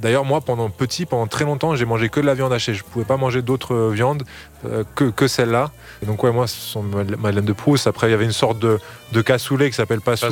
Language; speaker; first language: French; native; French